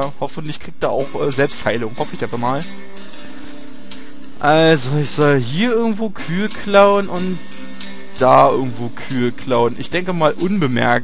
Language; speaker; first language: German; native; German